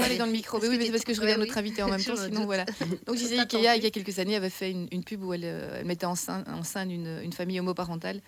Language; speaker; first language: French; native; French